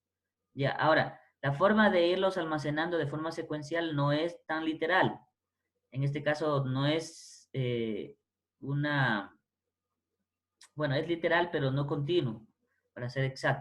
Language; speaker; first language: Spanish; native; Spanish